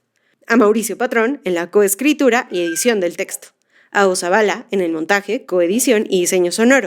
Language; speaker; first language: Spanish; native; Spanish